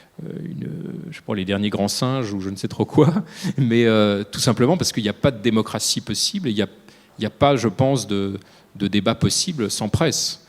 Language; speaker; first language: French; native; French